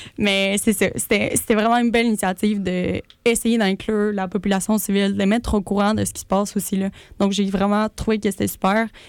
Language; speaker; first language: French; early bilingual, other home language; Spanish